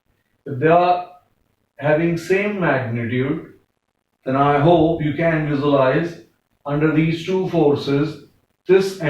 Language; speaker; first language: English; non-native, local second language; Hindi